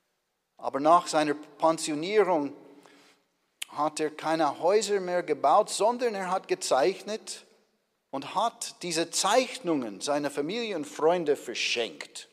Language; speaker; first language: German; non-native, fluent; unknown